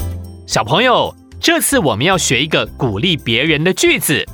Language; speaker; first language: Chinese; native; Chinese